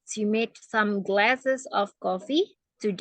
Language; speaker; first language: English; non-native, fluent; Indonesian